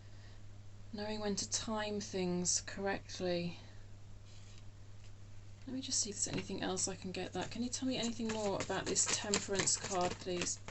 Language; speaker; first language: English; native; English